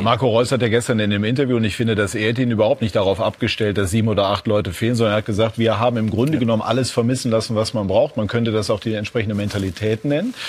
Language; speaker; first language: German; native; German